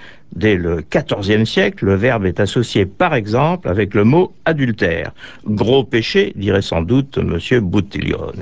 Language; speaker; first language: French; native; French